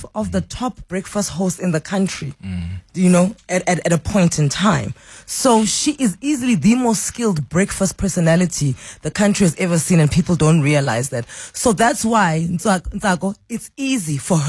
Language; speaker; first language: English; non-native, local second language; Xhosa